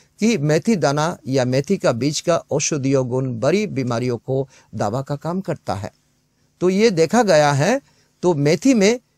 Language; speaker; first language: Hindi; non-native, local second language; Bangla